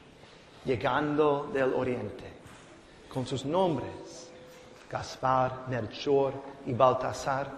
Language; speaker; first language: Spanish; non-native, fluent; English